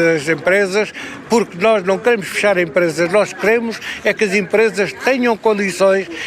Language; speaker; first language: Portuguese; native; Portuguese